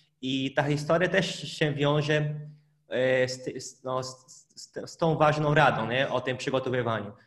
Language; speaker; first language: Polish; non-native, fluent; Portuguese